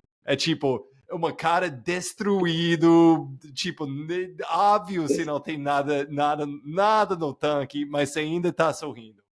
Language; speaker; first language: Portuguese; non-native, fluent; English